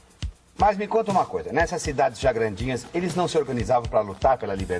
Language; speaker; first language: Portuguese; native; Portuguese